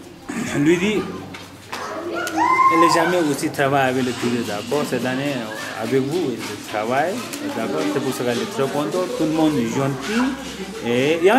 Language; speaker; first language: French; non-native, learner; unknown